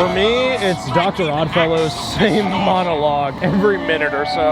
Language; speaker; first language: English; native; English